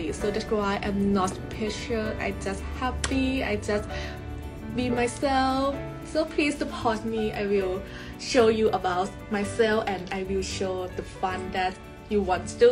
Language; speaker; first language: English; non-native, learner; Thai